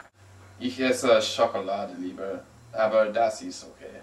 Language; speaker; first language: German; non-native, learner; English